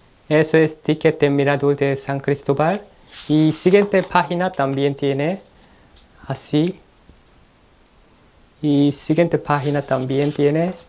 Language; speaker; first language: Spanish; non-native, learner; Korean